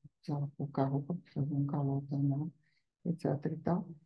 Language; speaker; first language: Portuguese; non-native, fluent; Italian